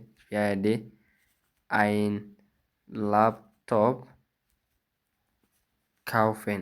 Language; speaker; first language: German; non-native, fluent; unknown